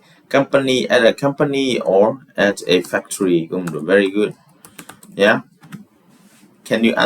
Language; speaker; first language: English; non-native, fluent; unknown